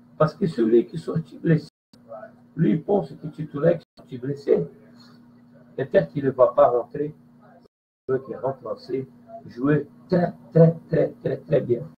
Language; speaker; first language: French; non-native, fluent; Portuguese